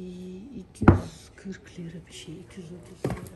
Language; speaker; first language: Turkish; non-native, learner; Russian